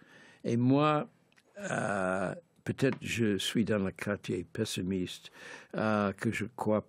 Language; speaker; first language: French; non-native, fluent; English